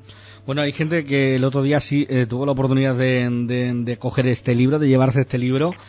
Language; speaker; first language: Spanish; native; Spanish